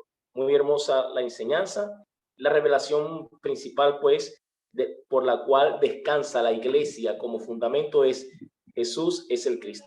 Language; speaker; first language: Spanish; native; Spanish